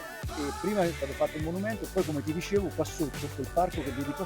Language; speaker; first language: Italian; native; Italian